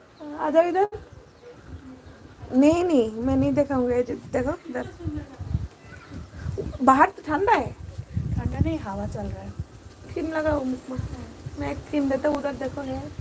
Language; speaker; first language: Hindi; non-native, learner; Bangla